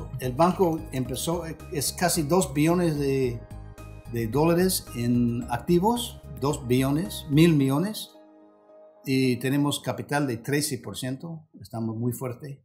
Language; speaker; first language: Spanish; non-native, fluent; English